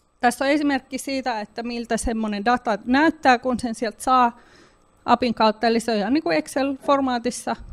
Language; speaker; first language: Finnish; native; Finnish